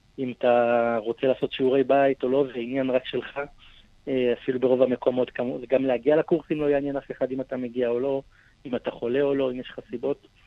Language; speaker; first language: Hebrew; native; Hebrew